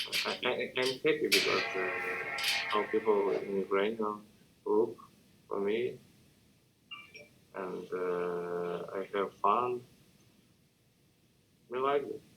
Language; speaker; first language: English; non-native, learner; Russian